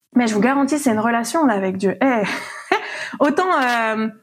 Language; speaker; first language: French; native; French